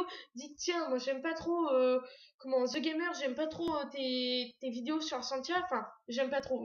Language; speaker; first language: French; native; French